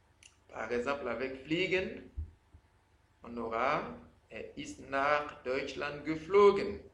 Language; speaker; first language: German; non-native, fluent; French